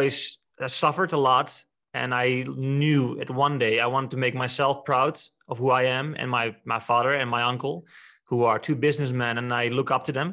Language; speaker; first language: English; non-native, fluent; Dutch